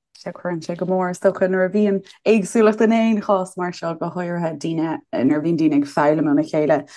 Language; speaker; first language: Irish; native; Irish